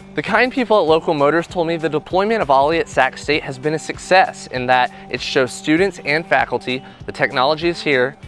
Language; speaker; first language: English; native; English